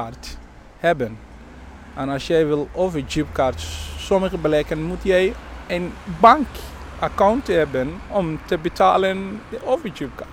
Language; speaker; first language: Dutch; non-native, learner; Somali